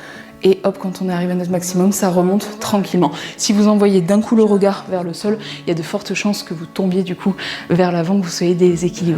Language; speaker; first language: French; native; French